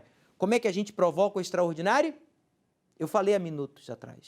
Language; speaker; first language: Portuguese; native; Portuguese